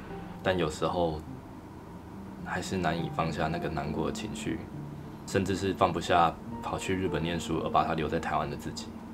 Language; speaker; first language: Chinese; native; Chinese